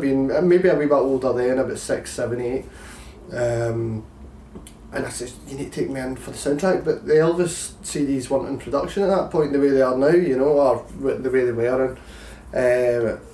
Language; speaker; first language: English; native; English